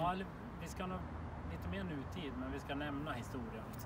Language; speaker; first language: Swedish; native; Swedish